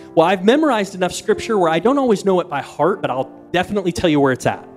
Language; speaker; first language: English; native; English